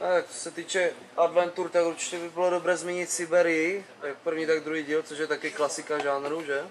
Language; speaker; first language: Czech; native; Czech